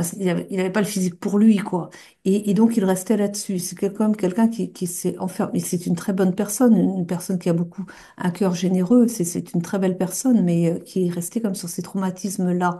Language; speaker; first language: French; native; French